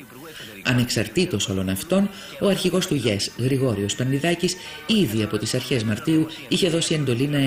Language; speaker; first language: Greek; native; Greek